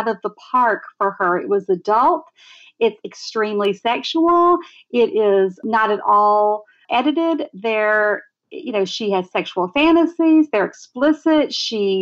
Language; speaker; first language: English; native; English